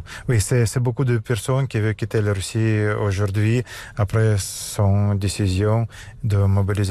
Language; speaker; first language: French; non-native, learner; Russian